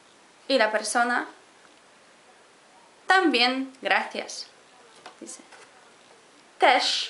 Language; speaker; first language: Spanish; non-native, fluent; Polish